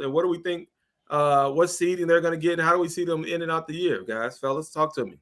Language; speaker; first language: English; native; English